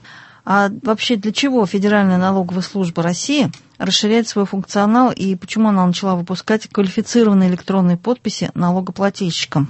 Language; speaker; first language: Russian; native; Russian